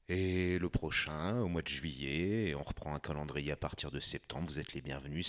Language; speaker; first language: French; native; French